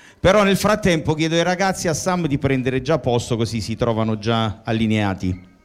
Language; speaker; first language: Italian; native; Italian